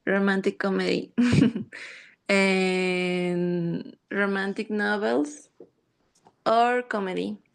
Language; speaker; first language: English; non-native, learner; Spanish